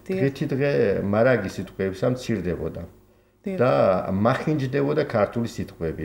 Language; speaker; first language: Georgian; early bilingual, heritage; Georgian